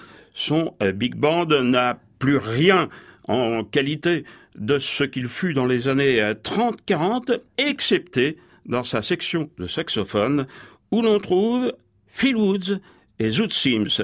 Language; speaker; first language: French; native; French